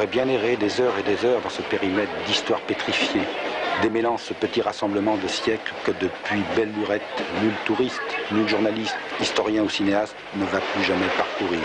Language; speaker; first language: French; native; French